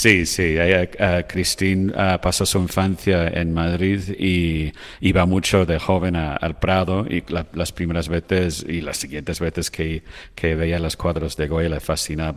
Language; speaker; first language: Spanish; non-native, fluent; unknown